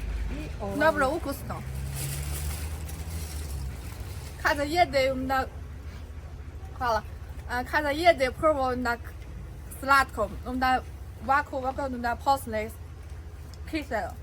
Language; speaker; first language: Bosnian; non-native, learner; Chinese